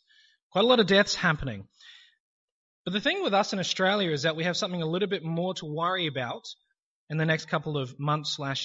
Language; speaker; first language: English; native; English